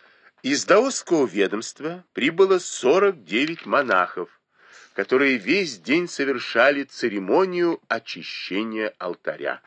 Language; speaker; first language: Russian; native; Russian